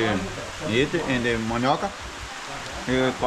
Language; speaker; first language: English; non-native, learner; Portuguese